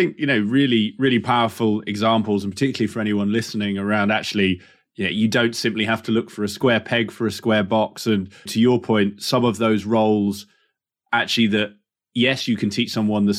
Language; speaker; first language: English; native; English